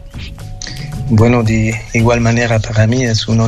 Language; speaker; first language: Spanish; non-native, fluent; French